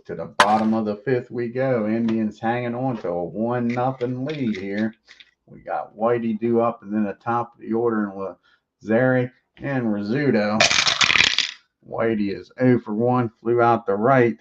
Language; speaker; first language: English; native; English